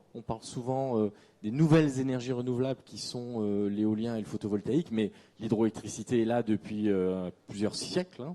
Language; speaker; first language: French; native; French